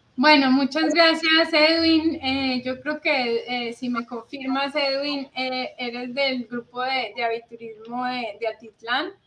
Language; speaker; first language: Spanish; native; Spanish